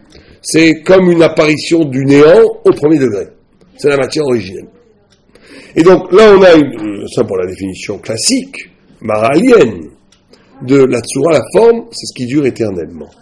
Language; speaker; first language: French; native; French